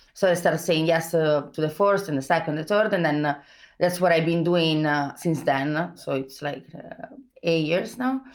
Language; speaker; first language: English; non-native, fluent; Italian